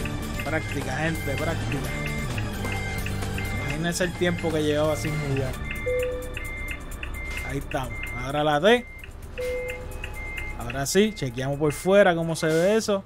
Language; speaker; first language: Spanish; native; Spanish